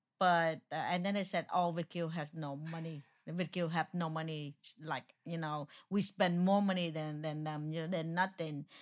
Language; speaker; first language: English; non-native, fluent; Vietnamese